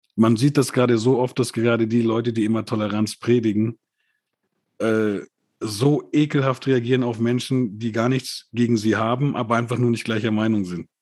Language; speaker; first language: German; native; German